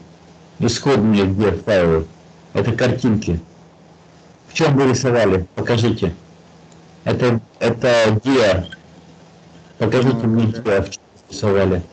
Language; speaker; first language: Russian; native; Russian